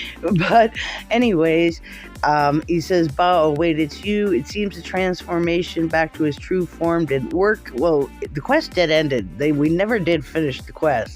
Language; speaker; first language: English; native; English